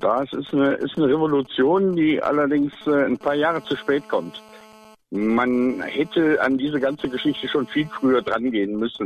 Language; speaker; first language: German; native; German